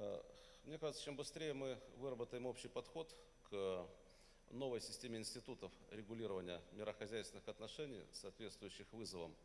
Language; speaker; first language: Russian; native; Russian